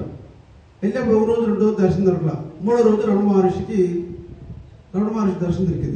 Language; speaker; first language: Telugu; native; Telugu